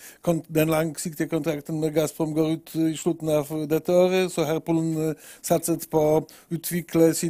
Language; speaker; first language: Norwegian; non-native, fluent; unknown